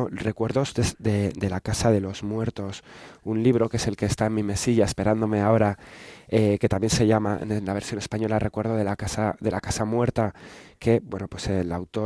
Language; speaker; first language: Spanish; native; Spanish